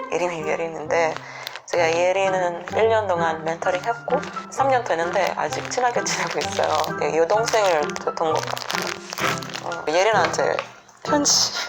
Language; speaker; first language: Korean; non-native, fluent; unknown